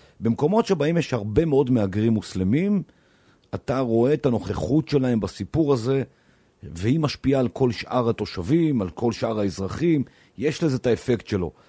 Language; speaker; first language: Hebrew; native; Hebrew